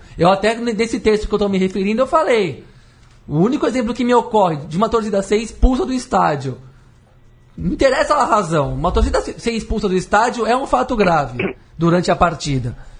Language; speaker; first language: Portuguese; native; Portuguese